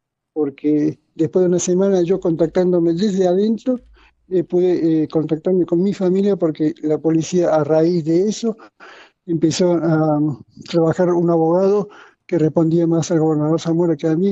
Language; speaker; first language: Spanish; native; Spanish